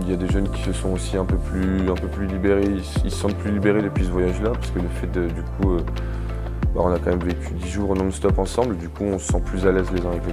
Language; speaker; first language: French; native; French